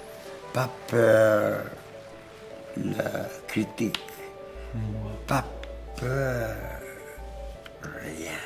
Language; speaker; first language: French; non-native, learner; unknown